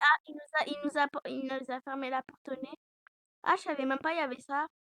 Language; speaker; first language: French; native; French